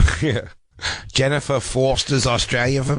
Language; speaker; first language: English; native; English